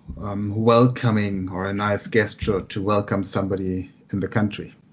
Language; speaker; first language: English; non-native, fluent; German